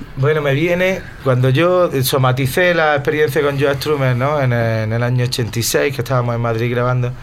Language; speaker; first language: Spanish; native; Spanish